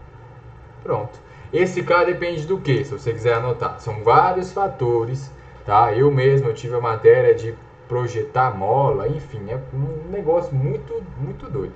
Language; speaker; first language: Portuguese; native; Portuguese